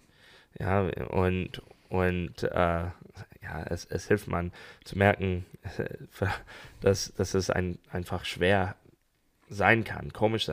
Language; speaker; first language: German; non-native, fluent; English